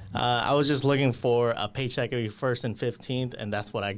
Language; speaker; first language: English; native; English